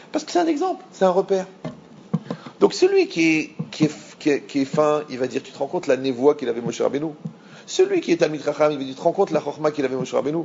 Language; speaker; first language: French; native; French